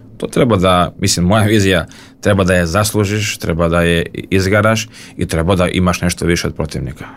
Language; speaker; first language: Serbian; early bilingual, heritage; Bosnian